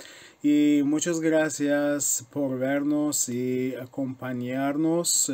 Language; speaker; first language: Spanish; non-native, learner; Turkish